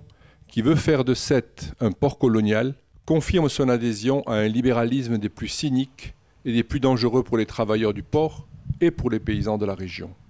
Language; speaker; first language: French; native; French